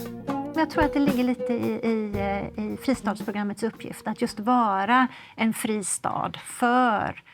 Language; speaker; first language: Swedish; native; Swedish